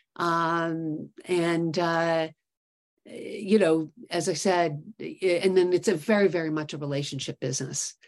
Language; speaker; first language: English; native; English